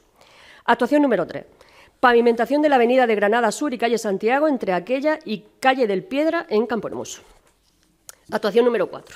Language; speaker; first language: Spanish; native; Spanish